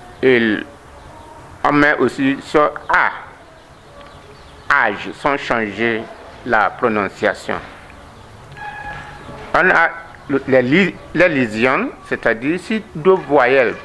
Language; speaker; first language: French; non-native, learner; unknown